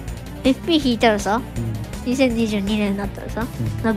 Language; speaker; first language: Japanese; native; Japanese